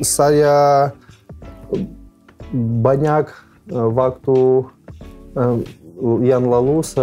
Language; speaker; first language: Indonesian; non-native, learner; Russian